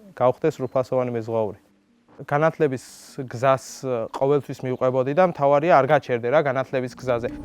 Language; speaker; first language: Georgian; native; Georgian